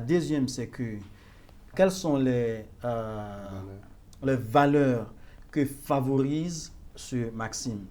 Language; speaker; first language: French; non-native, fluent; Yoruba